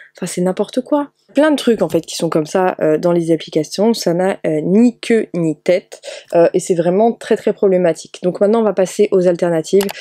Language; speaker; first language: French; native; French